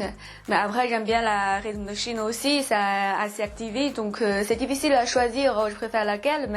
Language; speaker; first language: French; non-native, fluent; Chinese